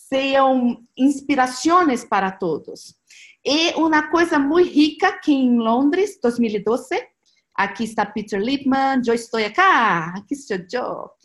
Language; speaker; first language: Spanish; non-native, learner; Portuguese